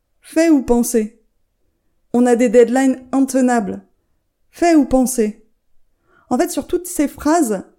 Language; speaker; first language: French; native; French